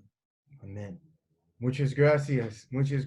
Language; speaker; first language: Spanish; non-native, learner; English